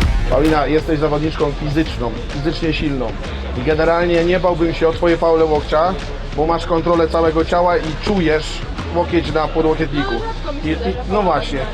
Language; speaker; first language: Polish; native; Polish